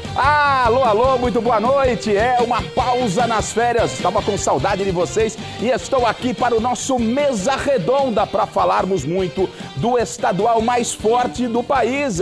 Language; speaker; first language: Portuguese; native; Portuguese